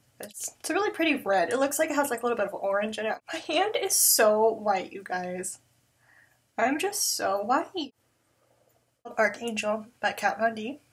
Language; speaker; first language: English; native; English